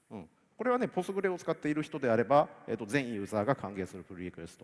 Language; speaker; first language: Japanese; native; Japanese